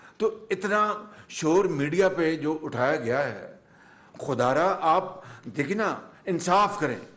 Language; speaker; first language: Urdu; non-native, local second language; Punjabi